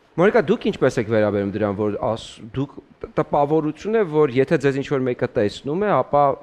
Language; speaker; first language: Armenian; native; Armenian